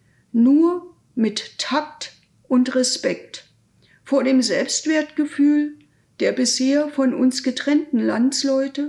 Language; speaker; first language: German; native; German